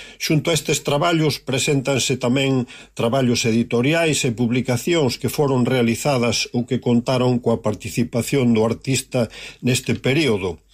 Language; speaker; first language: Galician; native; Galician